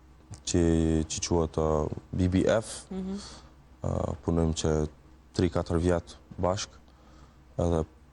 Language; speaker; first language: Albanian; early bilingual, heritage; Albanian